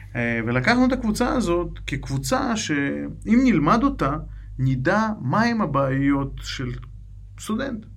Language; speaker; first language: Hebrew; non-native, fluent; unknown